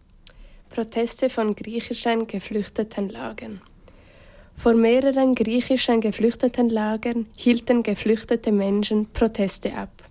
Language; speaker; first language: German; native; German